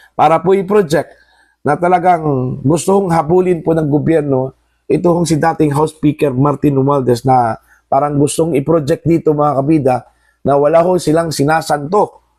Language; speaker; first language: Filipino; non-native, local second language; Cebuano